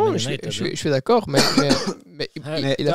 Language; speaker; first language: French; non-native, local second language; Dutch